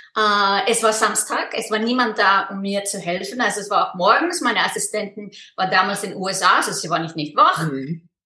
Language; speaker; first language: German; non-native, fluent; Icelandic